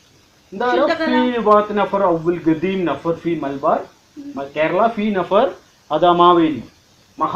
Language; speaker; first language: Arabic; non-native, learner; Malayalam